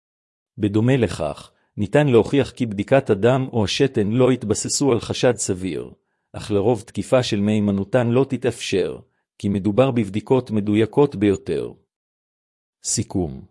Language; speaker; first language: Hebrew; native; Hebrew